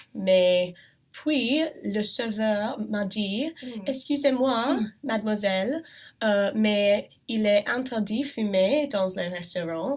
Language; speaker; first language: French; non-native, learner; English